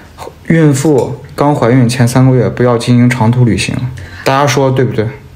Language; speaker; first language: Chinese; native; Chinese